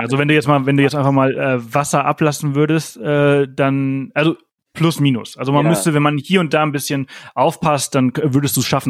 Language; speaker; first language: German; native; German